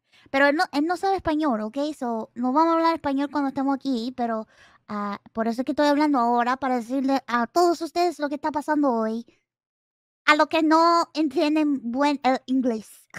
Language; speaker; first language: Spanish; early bilingual, other home language; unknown